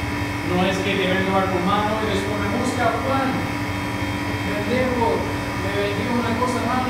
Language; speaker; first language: Spanish; non-native, learner; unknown